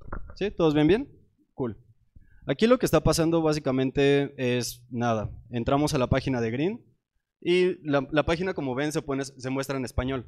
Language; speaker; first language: Spanish; native; Spanish